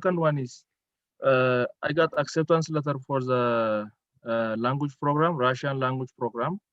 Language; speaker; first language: English; non-native, local second language; Amharic